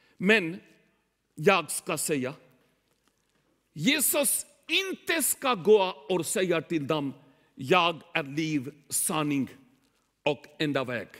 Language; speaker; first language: Swedish; non-native, learner; Urdu